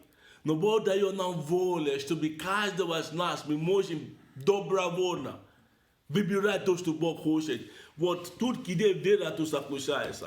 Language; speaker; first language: Russian; non-native, learner; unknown